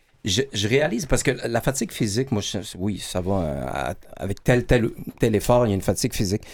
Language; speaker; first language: French; native; French